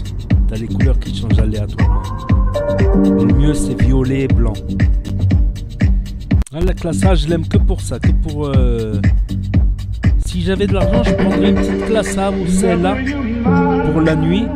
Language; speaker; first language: French; native; French